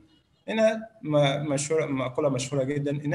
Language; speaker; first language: Arabic; native; Arabic